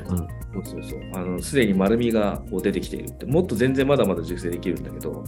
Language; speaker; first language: Japanese; native; Japanese